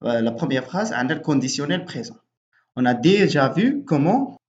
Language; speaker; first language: French; non-native, local second language; Arabic